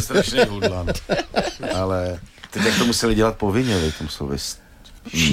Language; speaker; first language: Czech; native; Czech